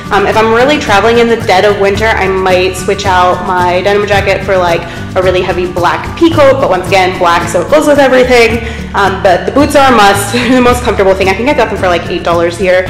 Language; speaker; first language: English; native; English